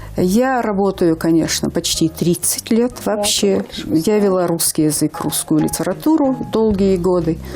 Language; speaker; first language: Russian; non-native, local second language; Ingush